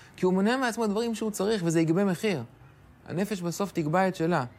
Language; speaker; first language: Hebrew; native; Hebrew